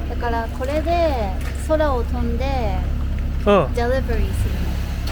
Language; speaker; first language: Japanese; native; Japanese